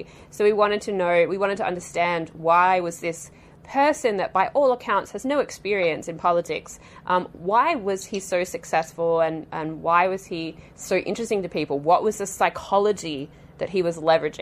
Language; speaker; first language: English; native; English